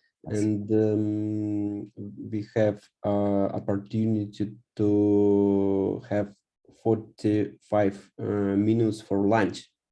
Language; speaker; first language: English; non-native, learner; Russian